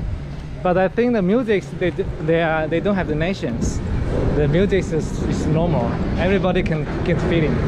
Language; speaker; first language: English; non-native, learner; Chinese